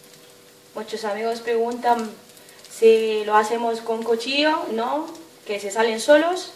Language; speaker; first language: Spanish; non-native, fluent; Arabic